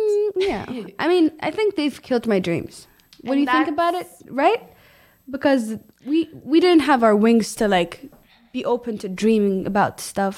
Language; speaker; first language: English; non-native, fluent; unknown